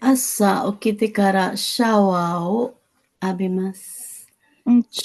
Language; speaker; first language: Japanese; non-native, learner; Filipino